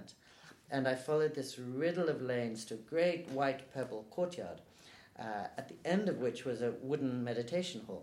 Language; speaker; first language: English; native; English